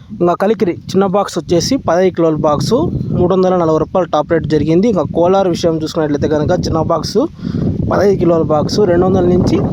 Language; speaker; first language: Telugu; native; Telugu